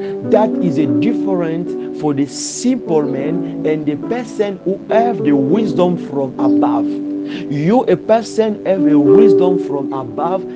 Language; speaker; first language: English; non-native, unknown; Lingala